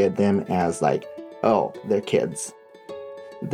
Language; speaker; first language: English; non-native, fluent; Japanese